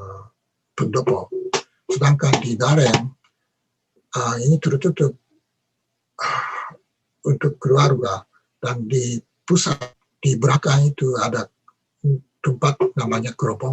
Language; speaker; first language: Indonesian; non-native, learner; Japanese